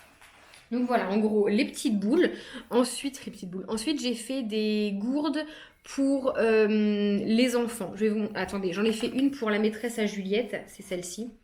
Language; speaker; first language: French; native; French